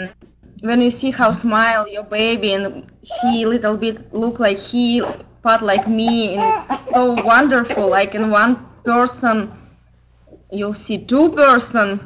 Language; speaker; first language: English; non-native, learner; Ukrainian